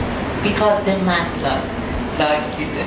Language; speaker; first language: English; non-native, learner; Persian